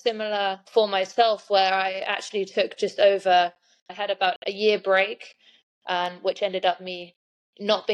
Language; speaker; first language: English; native; English